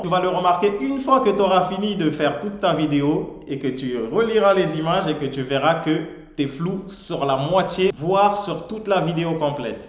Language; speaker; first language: French; native; French